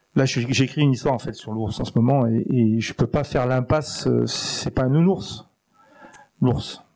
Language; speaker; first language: French; native; French